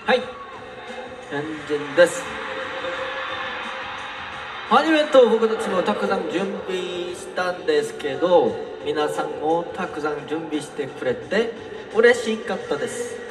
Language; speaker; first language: Japanese; non-native, learner; Korean